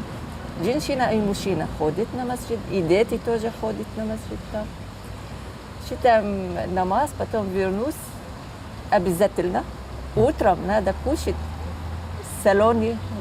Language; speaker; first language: Russian; non-native, learner; Turkish